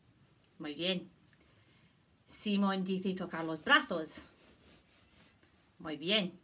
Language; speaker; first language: Spanish; non-native, learner; English